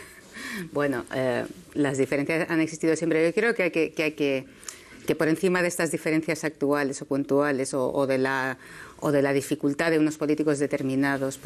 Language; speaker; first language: Spanish; native; Spanish